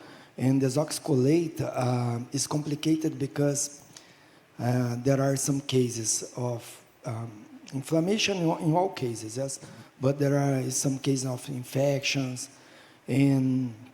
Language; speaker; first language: English; non-native, fluent; Portuguese